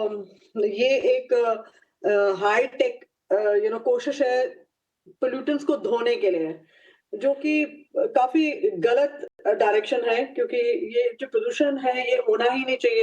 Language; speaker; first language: Hindi; native; Hindi